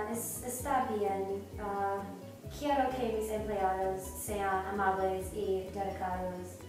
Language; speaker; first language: Spanish; non-native, learner; English